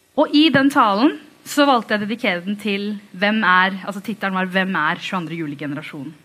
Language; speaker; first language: Norwegian; early bilingual, other home language; Tamil